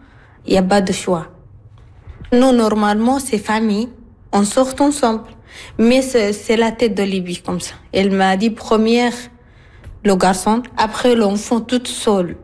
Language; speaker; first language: French; non-native, learner; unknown